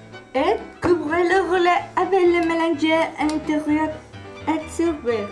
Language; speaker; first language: French; non-native, learner; Spanish